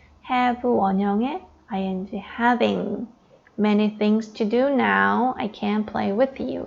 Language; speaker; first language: English; non-native, fluent; Korean